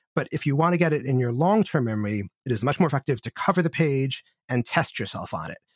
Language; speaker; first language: English; native; English